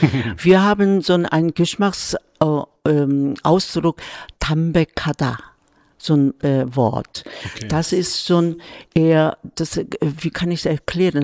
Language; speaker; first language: German; non-native, fluent; Korean